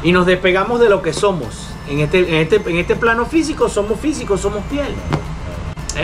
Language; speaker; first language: Spanish; native; Spanish